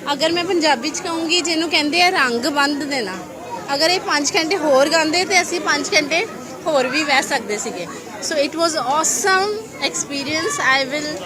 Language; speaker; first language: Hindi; non-native, local second language; Punjabi